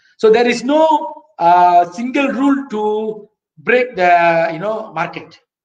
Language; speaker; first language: English; non-native, local second language; Malay